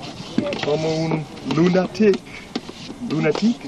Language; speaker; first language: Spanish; non-native, learner; English